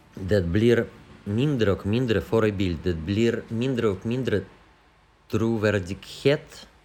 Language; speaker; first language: Swedish; non-native, fluent; Russian